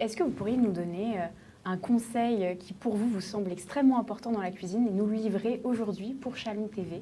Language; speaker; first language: French; native; French